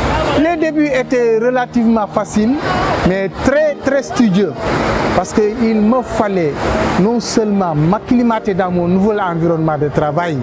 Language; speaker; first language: French; non-native, local second language; Wolof